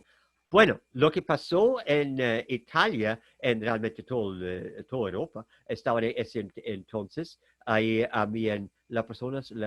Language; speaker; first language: Spanish; non-native, fluent; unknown